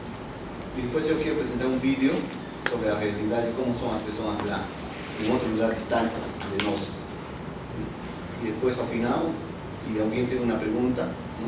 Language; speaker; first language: Portuguese; non-native, fluent; Spanish